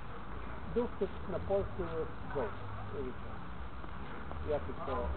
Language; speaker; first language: Polish; non-native, learner; Slovenian